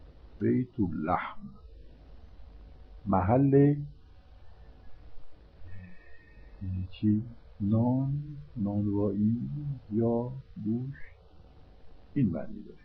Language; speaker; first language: Persian; non-native, fluent; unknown